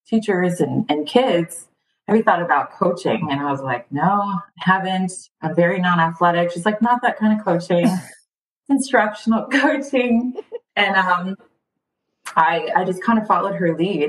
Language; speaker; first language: English; early bilingual, other home language; Spanish